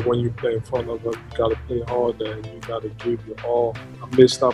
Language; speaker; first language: English; non-native, local second language; French